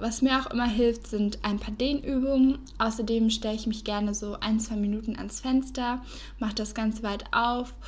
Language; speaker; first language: German; native; German